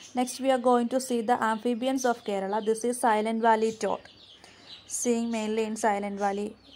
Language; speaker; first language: English; non-native, local second language; Malayalam